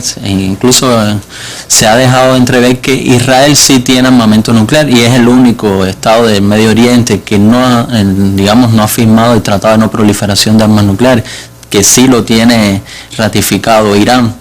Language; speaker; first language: Spanish; native; Spanish